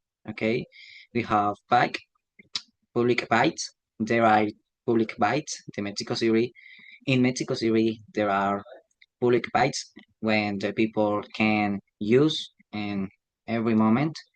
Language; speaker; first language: English; non-native, learner; Spanish